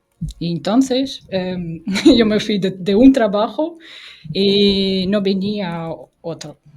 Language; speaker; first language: Spanish; non-native, fluent; Russian